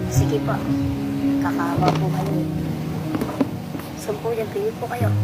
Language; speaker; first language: Filipino; native; Filipino